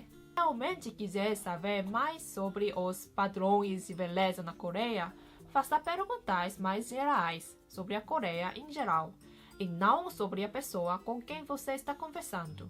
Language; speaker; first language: Portuguese; non-native, fluent; Korean